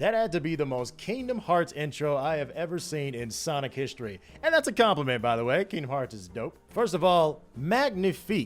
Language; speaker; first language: English; native; English